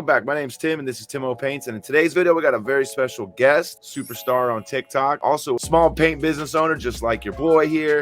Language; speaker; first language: English; native; English